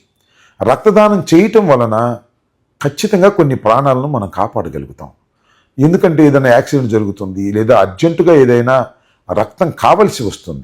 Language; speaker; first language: Telugu; native; Telugu